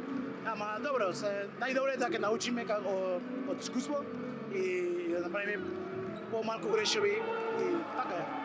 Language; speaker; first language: Macedonian; non-native, learner; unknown